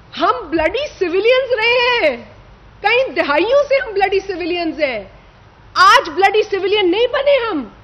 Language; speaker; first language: Urdu; non-native, local second language; Sindhi